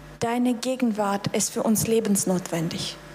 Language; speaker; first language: German; non-native, fluent; Russian